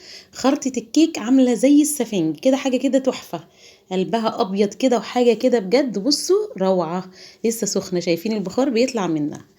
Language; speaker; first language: Arabic; native; Arabic